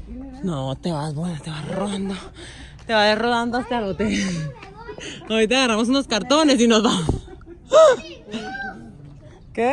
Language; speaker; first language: Spanish; native; Spanish